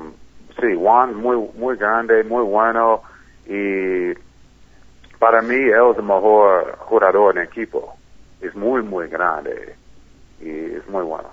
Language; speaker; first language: Spanish; non-native, learner; English